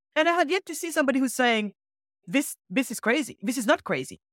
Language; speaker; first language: English; early bilingual, other home language; Wolof